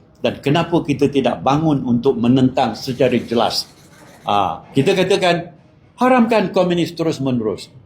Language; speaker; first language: Malay; native; Malay